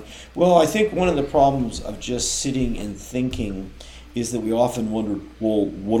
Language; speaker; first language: English; native; English